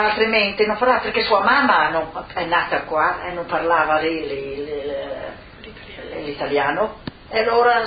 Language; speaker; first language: Italian; non-native, local second language; Friulian